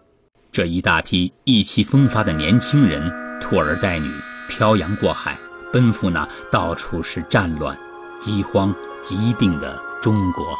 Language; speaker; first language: Chinese; native; Chinese